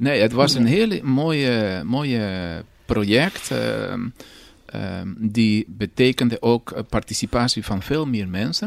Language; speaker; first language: Dutch; non-native, fluent; Spanish